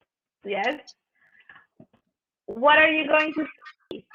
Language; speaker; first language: English; non-native, fluent; Spanish